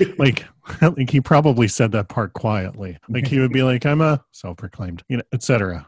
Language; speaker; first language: English; native; English